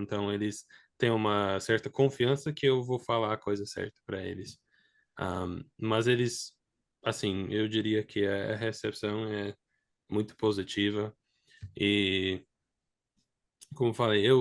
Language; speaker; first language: Portuguese; non-native, fluent; English